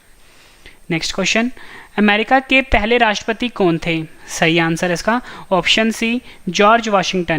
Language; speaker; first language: Hindi; native; Hindi